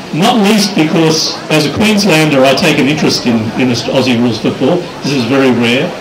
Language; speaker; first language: English; native; English